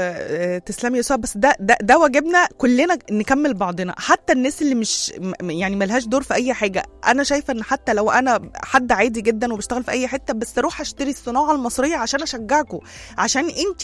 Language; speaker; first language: Arabic; native; Arabic